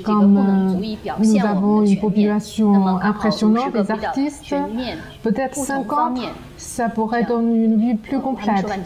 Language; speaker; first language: French; non-native, learner; Chinese